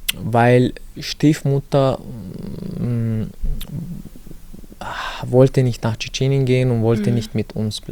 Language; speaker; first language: German; non-native, learner; Chechen